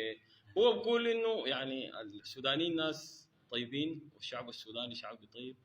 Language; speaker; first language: Arabic; native; Arabic